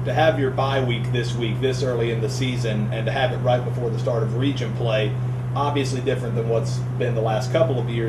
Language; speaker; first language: English; native; English